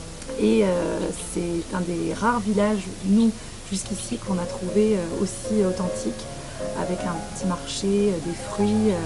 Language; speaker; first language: French; native; French